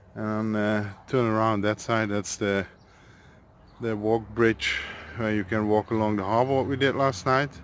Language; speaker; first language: English; non-native, fluent; Dutch